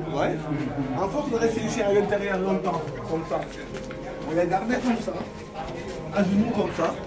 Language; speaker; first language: French; non-native, local second language; Wolof